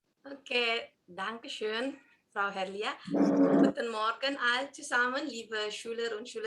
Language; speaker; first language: German; non-native, fluent; Indonesian